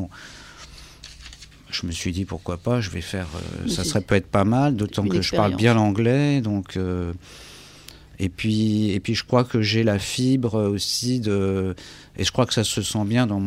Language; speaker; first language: French; native; French